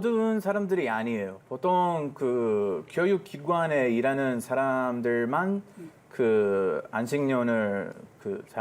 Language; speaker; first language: Korean; non-native, fluent; Hebrew